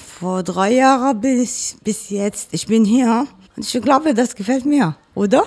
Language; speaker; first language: German; non-native, learner; Arabic